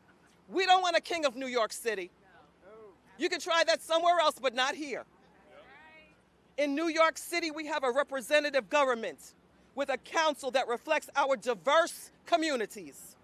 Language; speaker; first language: English; native; English